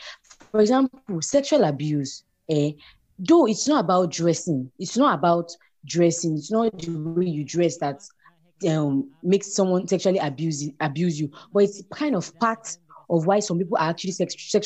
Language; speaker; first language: English; non-native, local second language; Yoruba